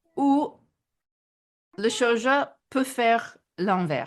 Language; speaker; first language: French; non-native, fluent; English